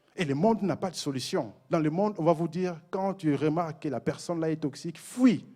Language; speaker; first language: French; non-native, local second language; Mossi